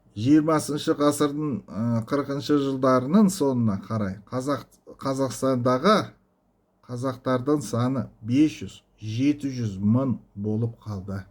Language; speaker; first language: Kazakh; non-native, local second language; Russian